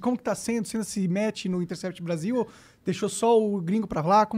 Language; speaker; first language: Portuguese; native; Portuguese